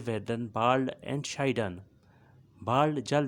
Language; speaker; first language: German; non-native, learner; Urdu